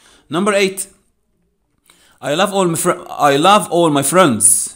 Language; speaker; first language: English; non-native, fluent; Arabic